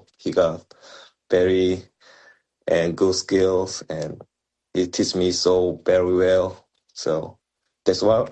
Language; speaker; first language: English; non-native, learner; Korean